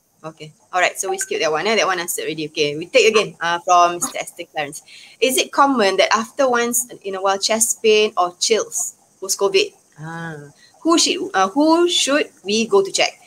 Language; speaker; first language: English; non-native, local second language; Malay